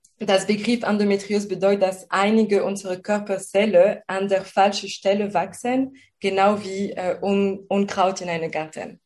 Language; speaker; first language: German; non-native, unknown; French